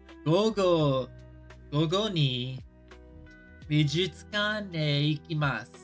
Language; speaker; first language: Japanese; non-native, learner; English